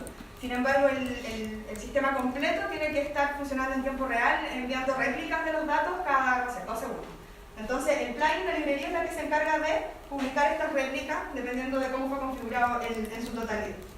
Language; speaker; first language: Spanish; native; Spanish